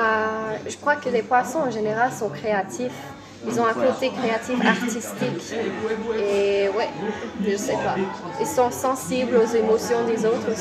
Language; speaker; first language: French; non-native, fluent; English